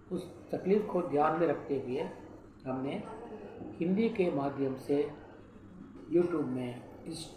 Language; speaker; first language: Hindi; non-native, local second language; Tamil